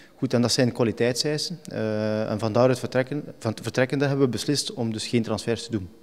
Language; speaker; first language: Dutch; native; Dutch